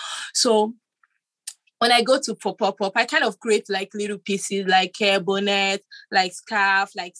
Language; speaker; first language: English; non-native, local second language; Yoruba